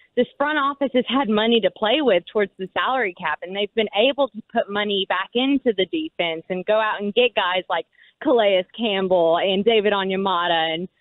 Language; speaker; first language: English; native; English